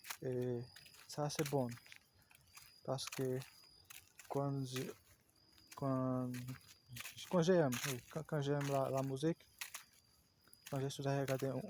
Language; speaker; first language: French; non-native, learner; Portuguese